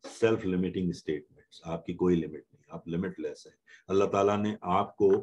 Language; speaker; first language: Urdu; native; Urdu